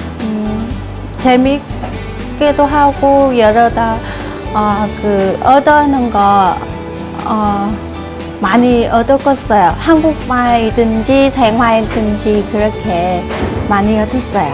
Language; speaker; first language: Korean; non-native, learner; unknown